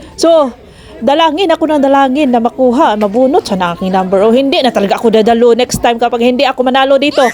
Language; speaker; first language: Filipino; non-native, local second language; Cebuano